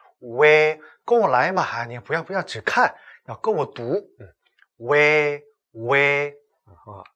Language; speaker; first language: Chinese; non-native, fluent; Korean